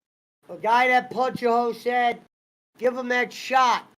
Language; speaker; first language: English; native; English